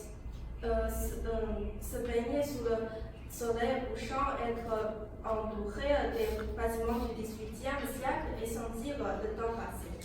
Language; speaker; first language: French; non-native, learner; Chinese